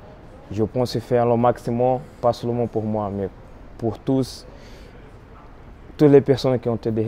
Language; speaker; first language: French; non-native, fluent; Portuguese